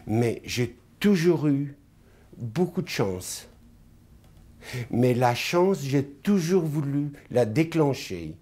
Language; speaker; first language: French; non-native, fluent; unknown